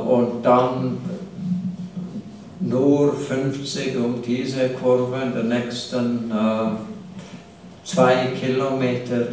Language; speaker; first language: German; non-native, fluent; English